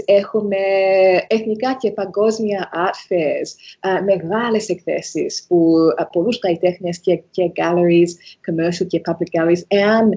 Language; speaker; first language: Greek; early bilingual, heritage; Greek